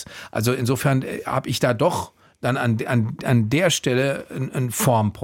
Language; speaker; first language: German; native; German